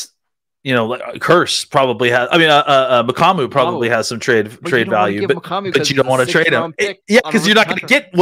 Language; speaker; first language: English; native; English